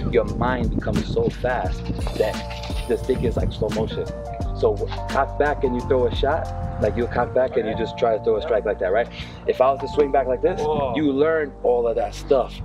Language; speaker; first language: English; native; English